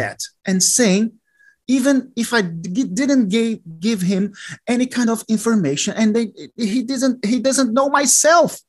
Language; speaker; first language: English; non-native, learner; Portuguese